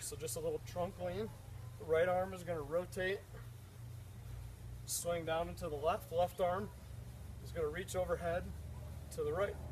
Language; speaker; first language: English; native; English